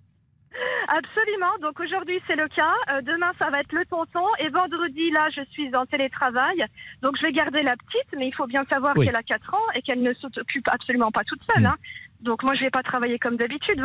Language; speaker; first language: French; native; French